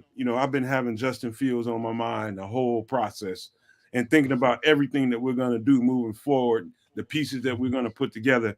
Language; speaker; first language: English; native; English